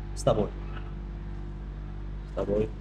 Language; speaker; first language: Russian; non-native, learner; Turkish